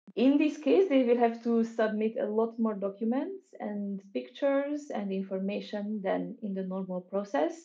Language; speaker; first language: English; non-native, fluent; Hungarian